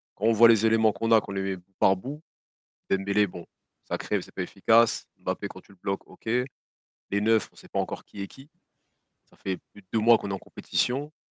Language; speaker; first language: French; native; French